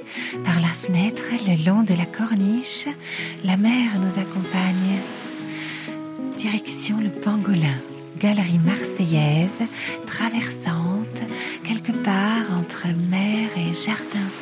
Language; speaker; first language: French; native; French